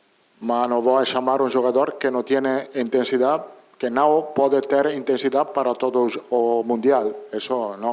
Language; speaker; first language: Portuguese; non-native, learner; Italian